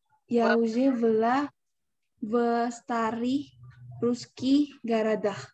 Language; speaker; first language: Russian; non-native, learner; Indonesian